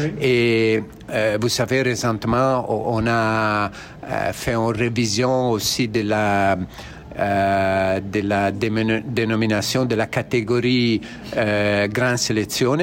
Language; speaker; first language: French; non-native, learner; Italian